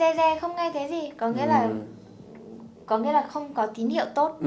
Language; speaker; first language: Vietnamese; native; Vietnamese